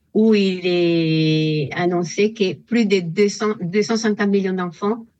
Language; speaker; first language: French; non-native, fluent; Spanish